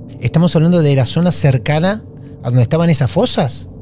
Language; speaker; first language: Spanish; native; Spanish